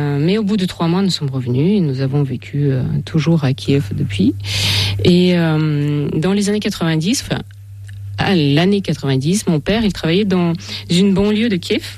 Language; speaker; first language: French; non-native, fluent; Russian